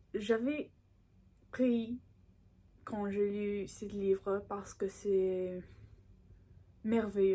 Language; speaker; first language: French; non-native, learner; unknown